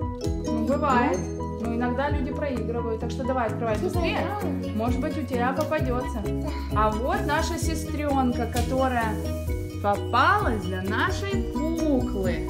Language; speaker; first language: Russian; native; Russian